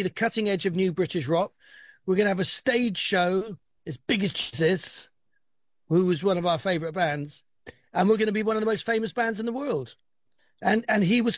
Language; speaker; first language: English; native; English